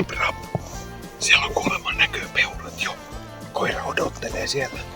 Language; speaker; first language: Finnish; native; Finnish